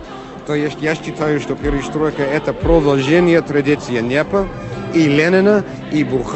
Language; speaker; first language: Russian; non-native, fluent; English